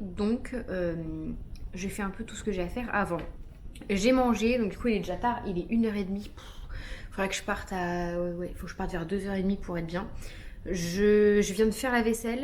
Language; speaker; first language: French; native; French